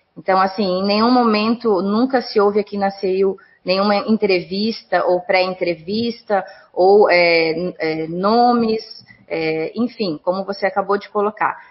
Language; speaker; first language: Portuguese; native; Portuguese